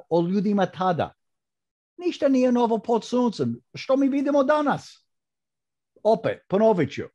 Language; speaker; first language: Croatian; early bilingual, heritage; Croatian